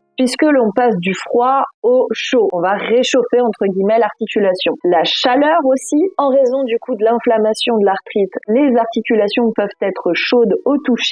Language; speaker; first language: French; native; French